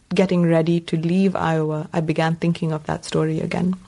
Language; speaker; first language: English; non-native, local second language; Tamil